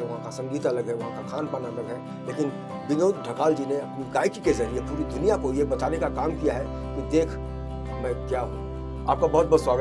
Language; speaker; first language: Hindi; native; Hindi